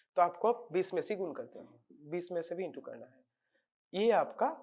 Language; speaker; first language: Hindi; non-native, local second language; Bangla